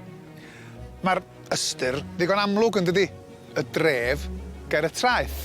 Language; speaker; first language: Welsh; native; Welsh